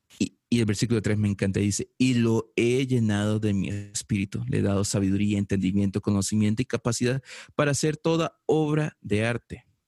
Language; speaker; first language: Spanish; native; Spanish